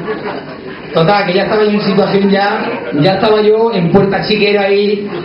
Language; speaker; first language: Spanish; native; Spanish